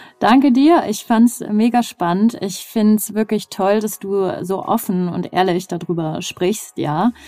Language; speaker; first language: German; native; German